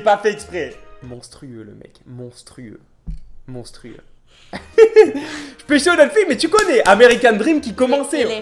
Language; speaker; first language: French; native; French